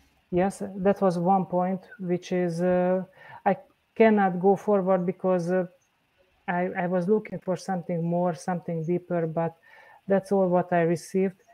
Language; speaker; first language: English; non-native, learner; Hungarian